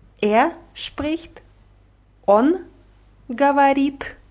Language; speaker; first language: German; non-native, fluent; Russian